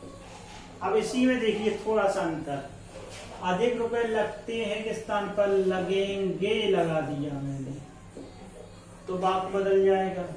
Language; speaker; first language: Hindi; native; Hindi